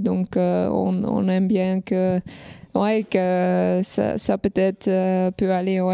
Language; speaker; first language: French; non-native, local second language; Dutch